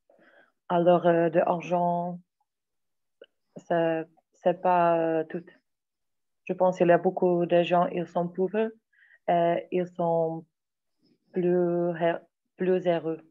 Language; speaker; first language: French; non-native, learner; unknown